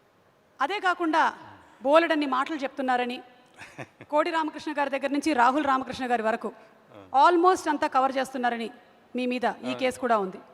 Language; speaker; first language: Telugu; native; Telugu